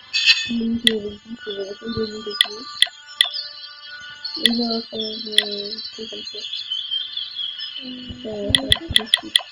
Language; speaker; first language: French; native; French